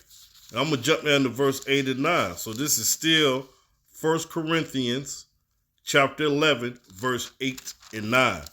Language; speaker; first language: English; native; English